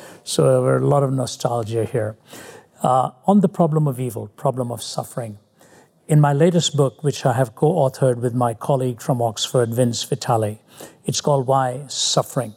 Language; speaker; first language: English; non-native, local second language; Hindi